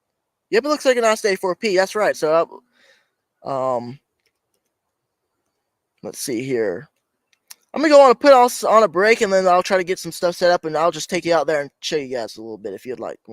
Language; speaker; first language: English; native; English